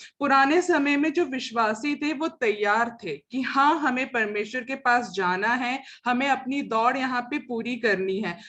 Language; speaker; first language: Hindi; non-native, local second language; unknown